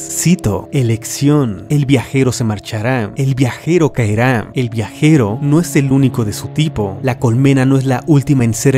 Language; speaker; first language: Spanish; native; Spanish